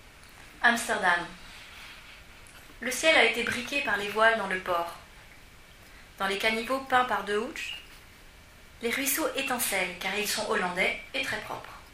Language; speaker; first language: French; native; French